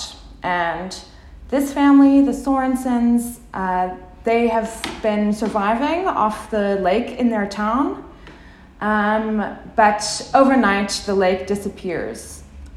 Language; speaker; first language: English; native; English